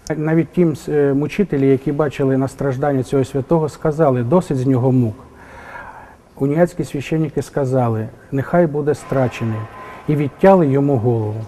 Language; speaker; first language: Ukrainian; native; Ukrainian